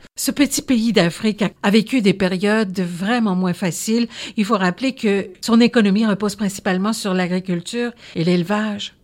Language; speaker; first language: French; native; French